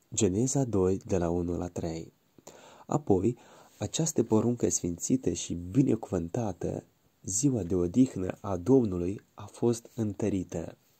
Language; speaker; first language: Romanian; native; Romanian